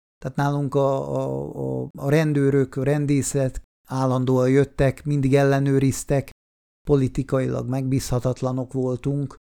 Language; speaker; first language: Hungarian; non-native, fluent; Swiss German